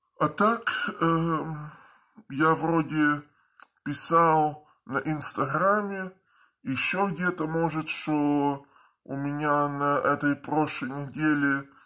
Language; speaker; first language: Russian; early bilingual, heritage; Russian